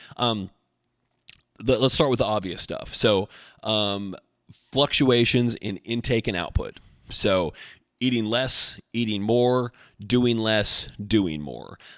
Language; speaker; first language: English; native; English